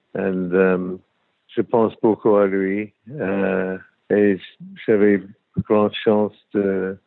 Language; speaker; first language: French; non-native, fluent; English